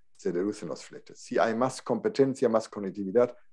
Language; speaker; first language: Spanish; non-native, fluent; German